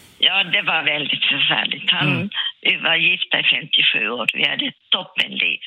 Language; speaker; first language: Swedish; non-native, local second language; Finnish